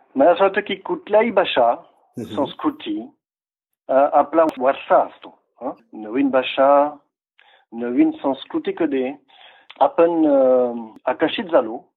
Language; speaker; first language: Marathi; non-native, fluent; French